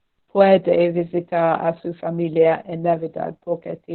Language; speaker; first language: Spanish; non-native, learner; English